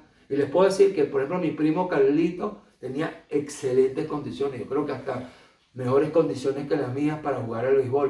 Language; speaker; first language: Spanish; native; Spanish